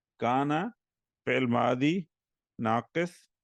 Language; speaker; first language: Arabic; non-native, fluent; Urdu